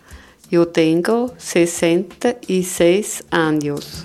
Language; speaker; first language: Spanish; non-native, learner; German